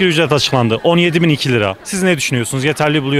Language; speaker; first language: Turkish; native; Turkish